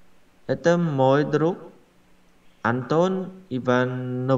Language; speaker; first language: Russian; non-native, learner; Vietnamese